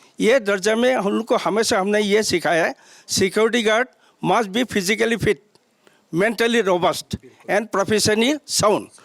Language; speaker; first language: Hindi; non-native, local second language; Assamese